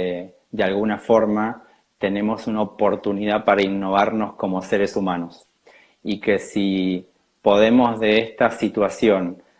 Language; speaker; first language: Spanish; native; Spanish